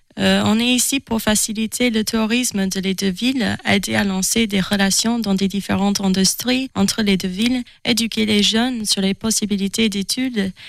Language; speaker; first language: French; non-native, learner; English